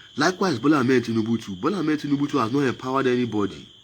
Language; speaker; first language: English; non-native, local second language; Yoruba